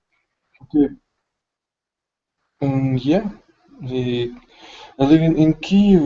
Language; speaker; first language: English; non-native, learner; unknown